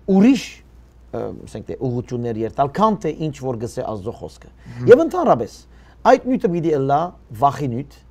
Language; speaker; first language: Armenian; early bilingual, heritage; Armenian